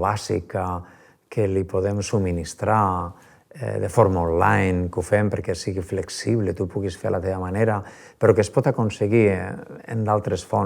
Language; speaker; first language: Catalan; native; Catalan